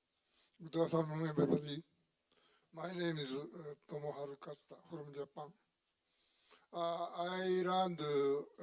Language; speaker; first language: English; non-native, learner; Japanese